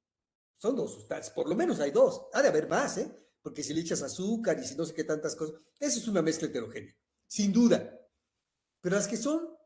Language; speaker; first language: Spanish; native; Spanish